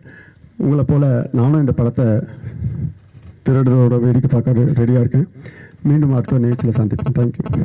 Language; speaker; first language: Tamil; native; Tamil